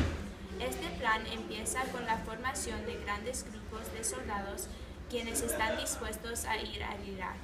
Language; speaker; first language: Spanish; non-native, learner; English